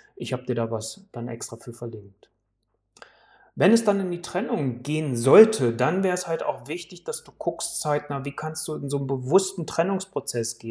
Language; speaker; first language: German; native; German